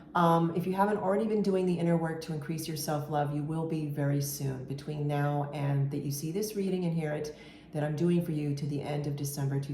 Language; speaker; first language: English; native; English